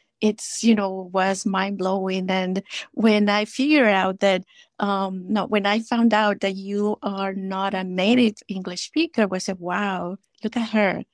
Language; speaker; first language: English; non-native, fluent; Spanish